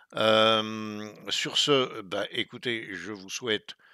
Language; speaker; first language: French; native; French